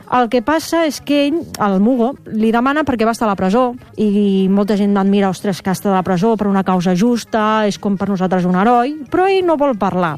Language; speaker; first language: Catalan; native; Catalan